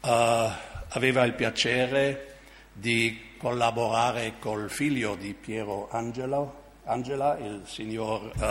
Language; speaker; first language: Italian; non-native, local second language; German